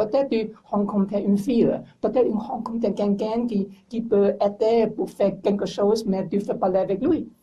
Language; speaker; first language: French; non-native, learner; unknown